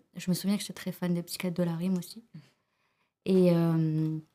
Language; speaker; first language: French; early bilingual, other home language; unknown